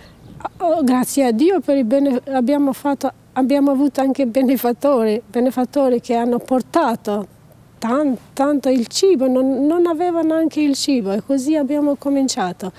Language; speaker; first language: Italian; non-native, learner; Albanian